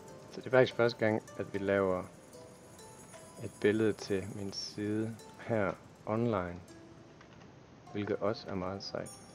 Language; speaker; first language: Danish; native; Danish